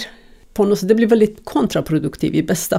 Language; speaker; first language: Swedish; non-native, fluent; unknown